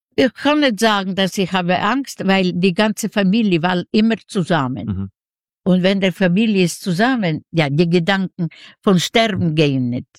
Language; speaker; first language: German; non-native, learner; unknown